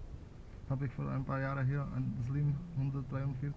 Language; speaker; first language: German; non-native, learner; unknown